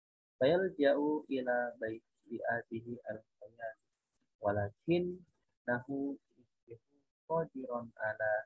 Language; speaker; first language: Arabic; non-native, learner; Indonesian